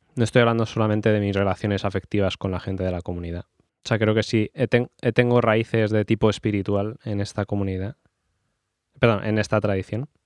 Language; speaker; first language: Spanish; native; Spanish